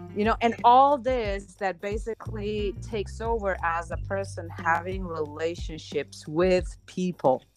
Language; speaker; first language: English; non-native, fluent; Slovenian